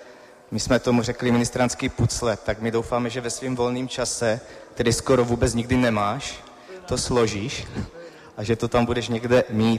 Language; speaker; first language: Czech; native; Czech